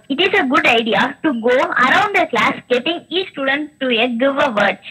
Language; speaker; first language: English; non-native, local second language; Tamil